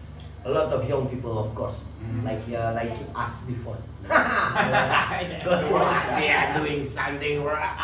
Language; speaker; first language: English; non-native, learner; Indonesian